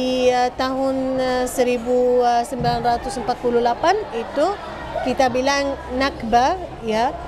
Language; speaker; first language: Indonesian; non-native, fluent; Arabic